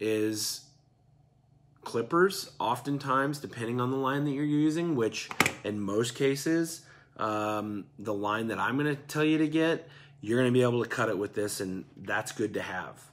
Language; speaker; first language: English; native; English